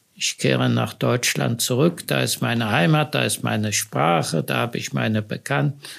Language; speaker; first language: German; native; German